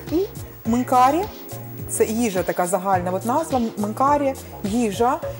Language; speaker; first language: Ukrainian; non-native, local second language; Romanian